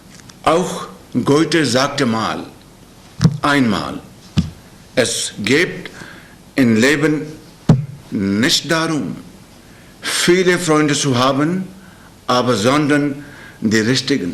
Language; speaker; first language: German; non-native, learner; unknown